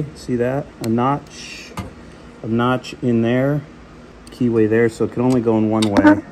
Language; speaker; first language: English; native; English